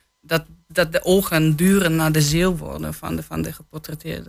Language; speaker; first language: Dutch; non-native, fluent; Polish